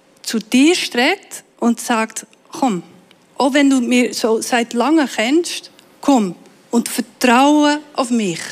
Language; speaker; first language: German; non-native, fluent; Dutch